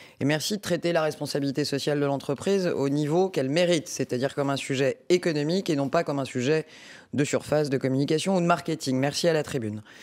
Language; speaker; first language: French; native; French